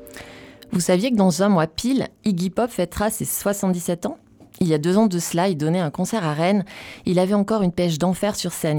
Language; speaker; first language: French; native; French